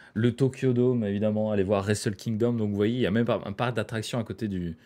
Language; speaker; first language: French; native; French